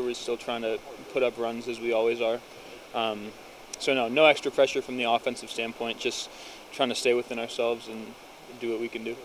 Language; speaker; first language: English; native; English